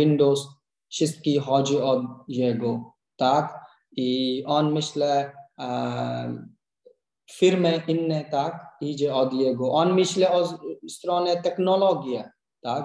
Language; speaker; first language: Polish; non-native, learner; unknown